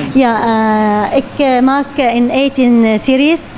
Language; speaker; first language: Dutch; non-native, learner; Arabic